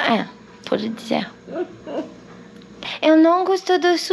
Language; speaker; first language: Portuguese; non-native, fluent; French